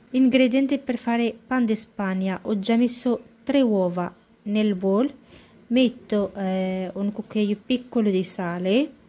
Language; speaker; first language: Italian; non-native, fluent; Arabic